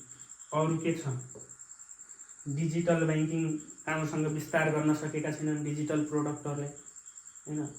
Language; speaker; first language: Nepali; native; Nepali